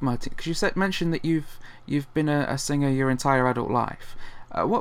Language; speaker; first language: English; native; English